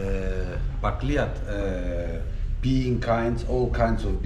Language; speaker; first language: English; non-native, learner; Turkish